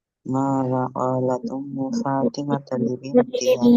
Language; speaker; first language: Arabic; non-native, learner; Bangla